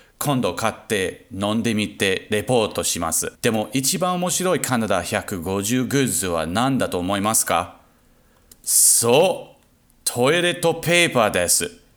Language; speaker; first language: Japanese; non-native, learner; English